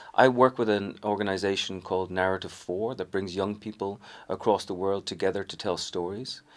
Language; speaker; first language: English; native; English